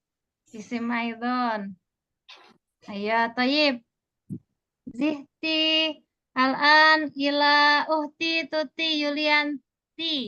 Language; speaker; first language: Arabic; non-native, fluent; Indonesian